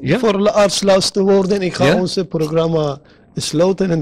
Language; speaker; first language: Dutch; non-native, learner; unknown